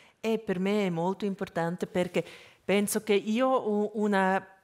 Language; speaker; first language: Italian; non-native, local second language; German